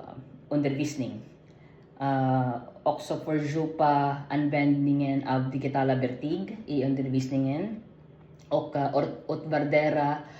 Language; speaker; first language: Swedish; non-native, learner; Filipino